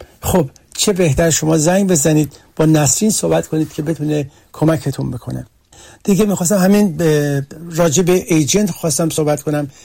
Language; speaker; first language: Persian; early bilingual, heritage; Persian